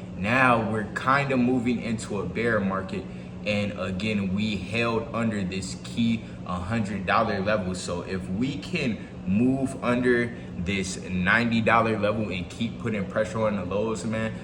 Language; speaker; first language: English; native; English